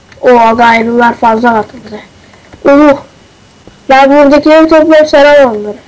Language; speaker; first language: Turkish; native; Turkish